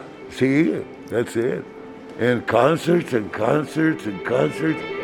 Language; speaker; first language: English; non-native, fluent; Spanish